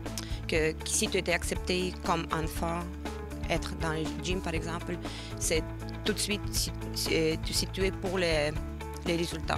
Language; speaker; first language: French; non-native, fluent; Russian